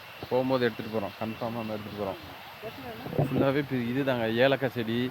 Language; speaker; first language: Tamil; native; Tamil